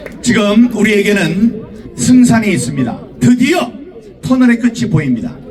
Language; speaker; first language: Korean; native; Korean